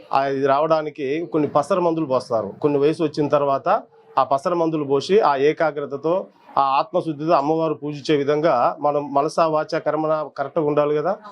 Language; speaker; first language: Telugu; non-native, local second language; Koya